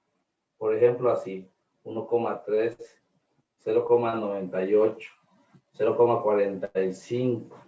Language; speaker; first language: Spanish; native; Spanish